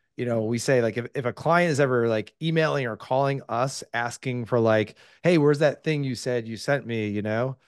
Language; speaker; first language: English; native; English